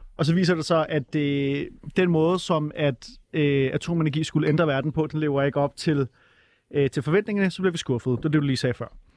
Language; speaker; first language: Danish; native; Danish